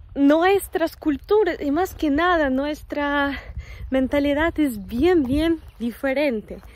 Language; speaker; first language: Spanish; non-native, fluent; Russian